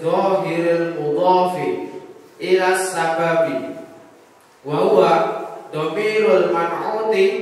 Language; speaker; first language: Arabic; non-native, learner; Indonesian